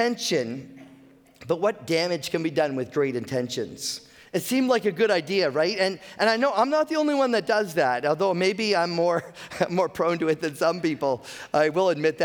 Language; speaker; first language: English; native; English